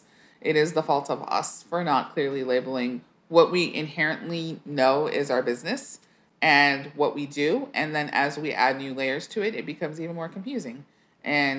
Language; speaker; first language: English; native; English